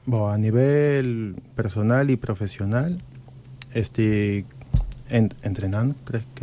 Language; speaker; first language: Catalan; non-native, learner; Spanish